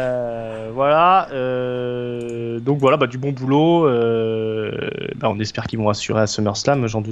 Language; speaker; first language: French; native; French